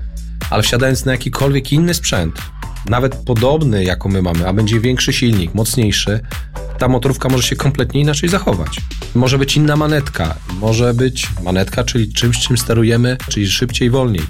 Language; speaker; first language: Polish; native; Polish